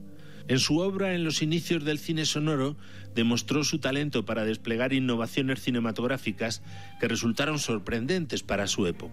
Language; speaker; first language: Spanish; native; Spanish